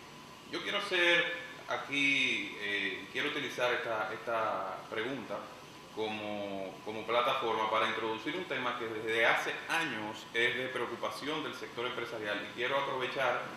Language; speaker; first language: Spanish; native; Spanish